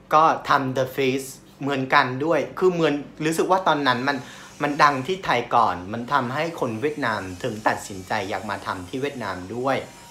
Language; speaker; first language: Thai; non-native, fluent; Vietnamese